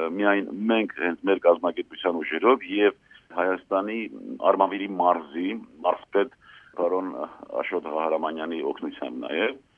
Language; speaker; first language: Armenian; native; Armenian